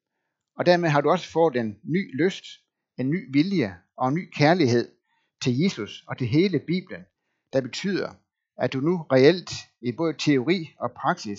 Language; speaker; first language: Danish; native; Danish